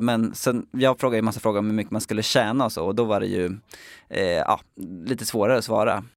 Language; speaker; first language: Swedish; native; Swedish